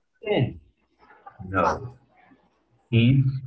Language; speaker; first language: English; non-native, learner; Spanish